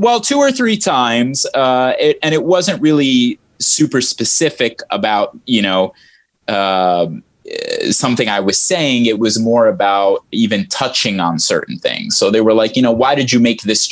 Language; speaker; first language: English; early bilingual, other home language; Arabic